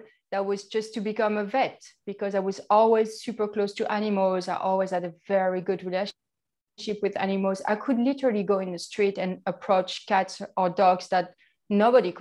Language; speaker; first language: English; non-native, fluent; French